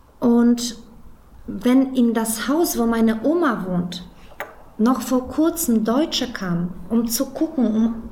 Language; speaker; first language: German; non-native, fluent; Polish